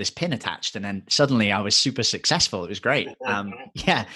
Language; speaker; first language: English; native; English